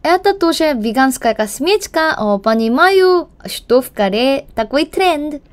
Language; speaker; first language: Russian; non-native, learner; Korean